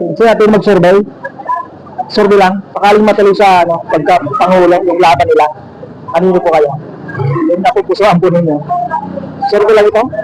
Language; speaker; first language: Filipino; non-native, local second language; Bikol